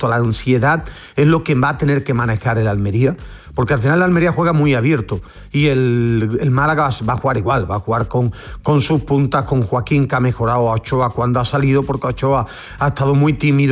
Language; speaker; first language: Spanish; native; Spanish